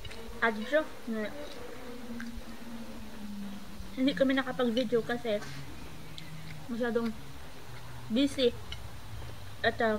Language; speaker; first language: French; non-native, learner; Filipino